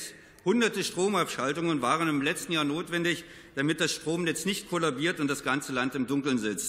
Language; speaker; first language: German; native; German